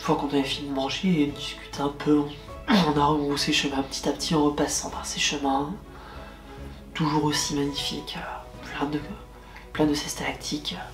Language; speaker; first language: French; native; French